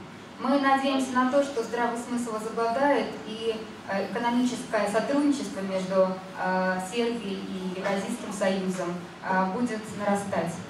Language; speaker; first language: Russian; native; Russian